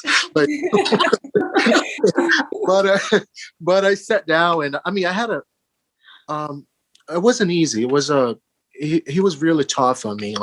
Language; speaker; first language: English; early bilingual, other home language; Portuguese